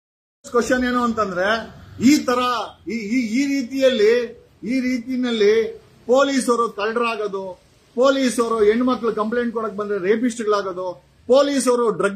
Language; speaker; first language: Kannada; native; Kannada